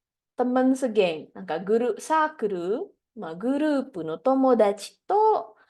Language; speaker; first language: Japanese; non-native, fluent; Indonesian